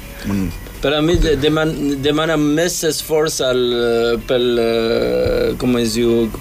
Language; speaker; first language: Catalan; non-native, fluent; English